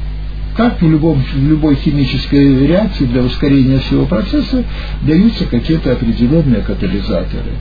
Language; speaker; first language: Russian; native; Russian